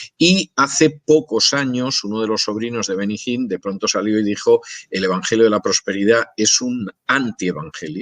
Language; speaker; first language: Spanish; native; Spanish